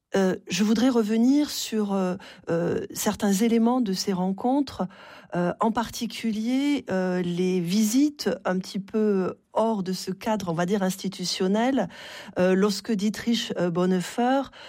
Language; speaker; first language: French; native; French